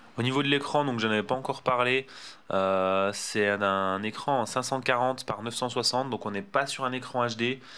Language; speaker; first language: French; native; French